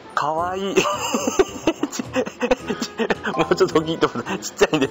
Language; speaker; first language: Japanese; native; Japanese